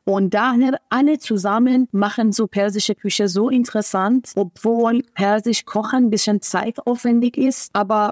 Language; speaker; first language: German; non-native, fluent; Persian